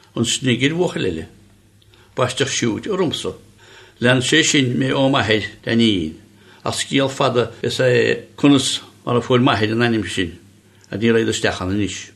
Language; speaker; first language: Irish; native; Irish